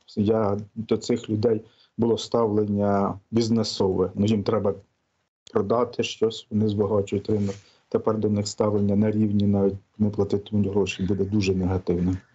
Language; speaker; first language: Ukrainian; native; Ukrainian